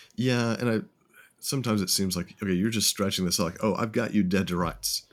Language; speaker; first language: English; native; English